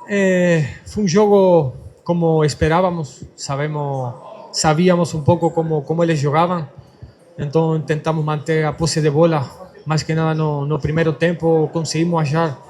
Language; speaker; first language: Portuguese; non-native, fluent; Spanish